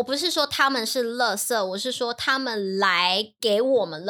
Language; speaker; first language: Chinese; native; Chinese